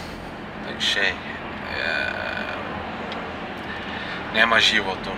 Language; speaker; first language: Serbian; non-native, learner; Turkish